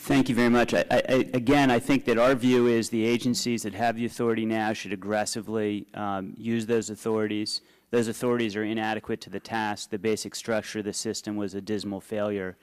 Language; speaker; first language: English; native; English